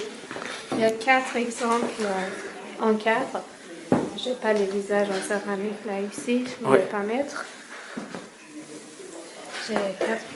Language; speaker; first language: French; non-native, fluent; Persian